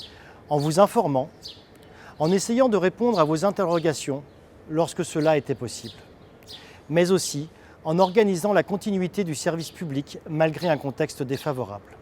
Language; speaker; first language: French; native; French